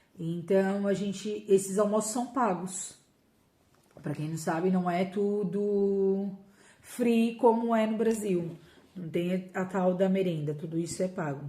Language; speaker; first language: Portuguese; native; Portuguese